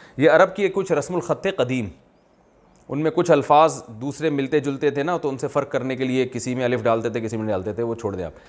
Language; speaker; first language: Urdu; native; Urdu